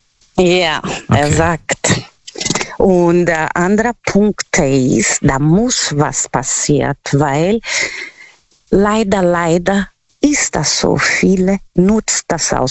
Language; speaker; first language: German; non-native, learner; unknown